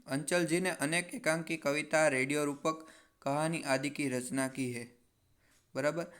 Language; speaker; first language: Hindi; non-native, local second language; Gujarati